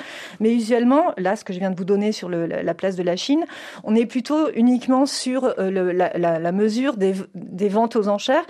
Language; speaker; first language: French; native; French